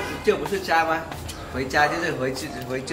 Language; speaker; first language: Chinese; non-native, learner; Vietnamese